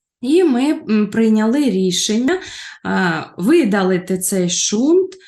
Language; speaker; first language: Ukrainian; native; Ukrainian